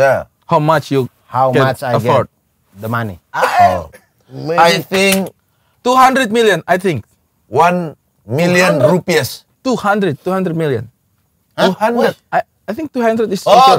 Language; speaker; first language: English; non-native, learner; Indonesian